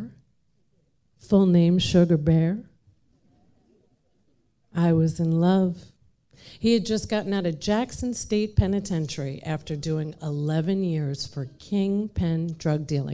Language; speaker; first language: English; native; English